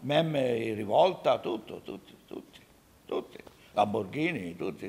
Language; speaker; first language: French; non-native, learner; Italian